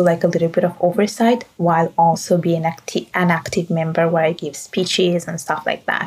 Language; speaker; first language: English; non-native, fluent; Italian